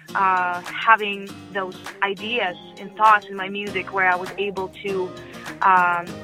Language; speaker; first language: English; non-native, fluent; Russian